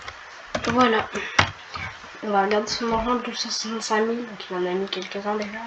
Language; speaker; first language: French; native; French